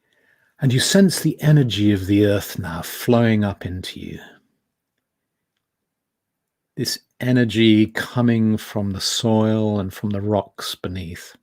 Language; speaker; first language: English; native; English